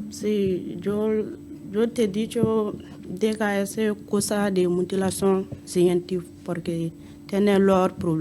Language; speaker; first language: Spanish; non-native, learner; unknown